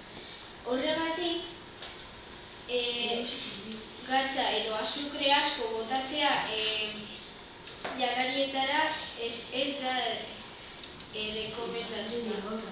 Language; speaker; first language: Basque; non-native, local second language; Spanish